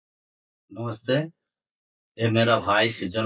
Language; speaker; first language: Hindi; non-native, local second language; Bangla